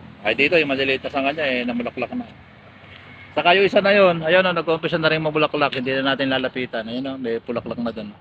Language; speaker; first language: Filipino; native; Filipino